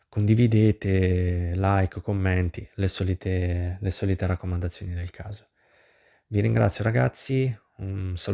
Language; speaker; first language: Italian; native; Italian